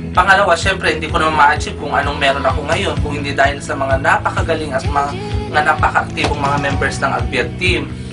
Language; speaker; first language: Filipino; non-native, local second language; Iloko